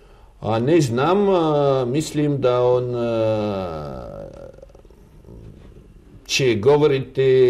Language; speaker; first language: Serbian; non-native, learner; Russian